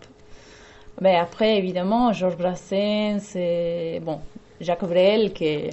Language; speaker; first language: French; non-native, fluent; Spanish